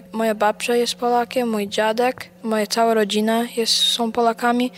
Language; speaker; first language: Polish; early bilingual, heritage; Polish